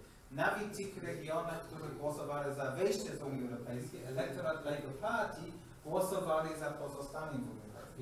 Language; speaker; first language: Polish; non-native, learner; English